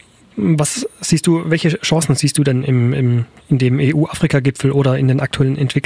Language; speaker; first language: German; native; German